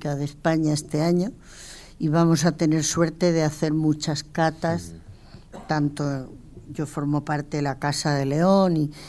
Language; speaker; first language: Spanish; native; Spanish